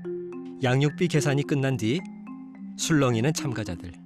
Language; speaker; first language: Korean; native; Korean